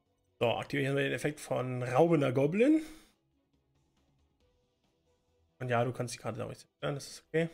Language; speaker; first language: German; native; German